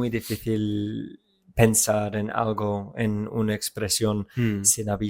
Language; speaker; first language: Spanish; non-native, fluent; English